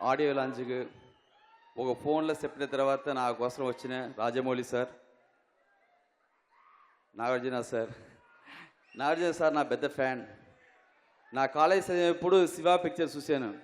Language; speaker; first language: Telugu; non-native, learner; Tamil